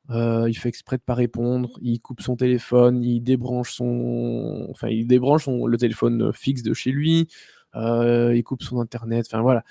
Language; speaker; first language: French; native; French